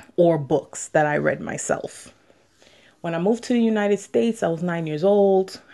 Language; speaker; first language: English; native; English